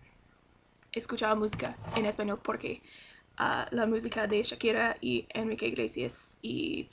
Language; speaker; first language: Spanish; non-native, learner; English